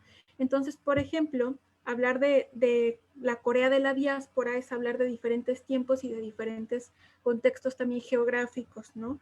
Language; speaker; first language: Spanish; native; Spanish